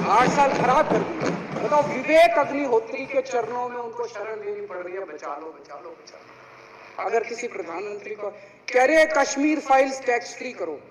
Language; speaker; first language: Hindi; native; Hindi